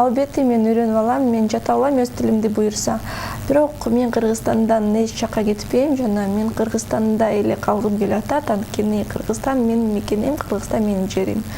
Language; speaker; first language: Kyrgyz; non-native, local second language; Russian